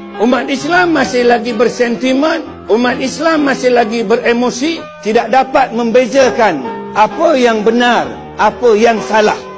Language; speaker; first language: Malay; non-native, local second language; Chinese